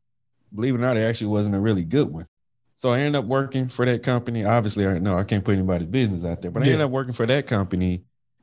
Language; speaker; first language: English; native; English